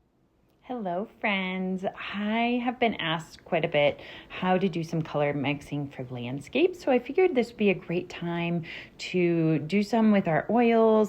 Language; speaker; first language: English; native; English